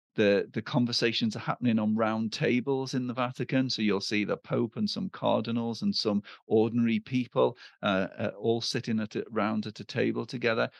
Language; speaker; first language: English; native; English